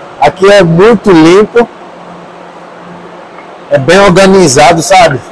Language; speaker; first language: Portuguese; non-native, learner; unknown